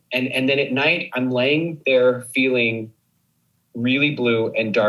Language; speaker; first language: English; native; English